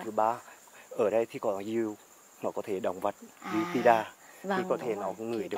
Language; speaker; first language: Vietnamese; native; Vietnamese